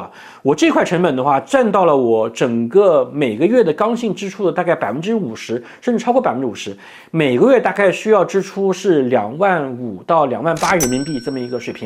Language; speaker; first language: Chinese; native; Chinese